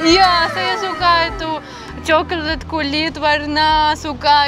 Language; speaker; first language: Indonesian; non-native, learner; Russian